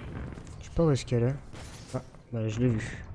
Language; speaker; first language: French; native; French